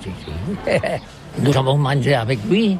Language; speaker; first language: French; non-native, learner; Catalan